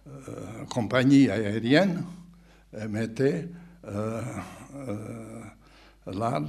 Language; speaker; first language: French; non-native, fluent; Portuguese